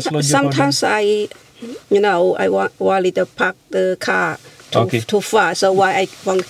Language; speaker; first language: English; non-native, learner; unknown